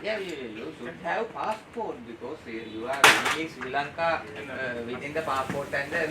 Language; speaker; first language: English; non-native, local second language; Sinhala